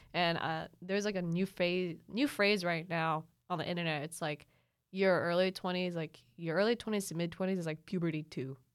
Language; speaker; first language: English; early bilingual, other home language; Cebuano